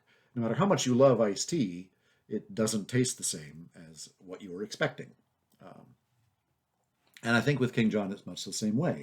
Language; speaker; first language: English; native; English